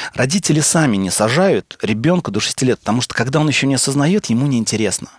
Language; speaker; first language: Russian; native; Russian